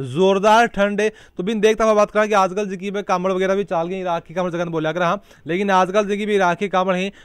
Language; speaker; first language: Hindi; native; Hindi